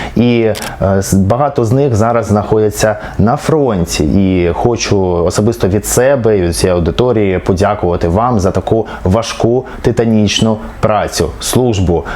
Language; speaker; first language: Ukrainian; non-native, local second language; Russian